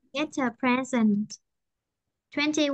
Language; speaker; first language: English; non-native, fluent; Vietnamese